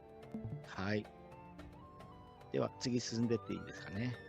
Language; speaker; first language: Japanese; native; Japanese